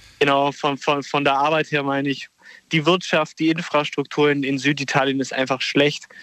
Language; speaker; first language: German; early bilingual, other home language; Italian